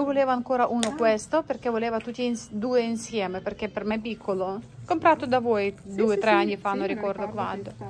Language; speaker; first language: Italian; non-native, learner; Russian